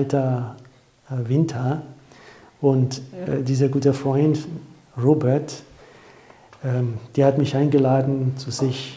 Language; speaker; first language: German; non-native, fluent; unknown